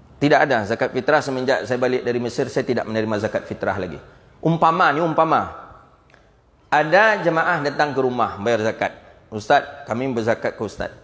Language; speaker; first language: Malay; non-native, local second language; Minangkabau